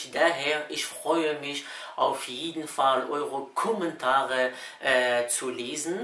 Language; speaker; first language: German; non-native, fluent; Arabic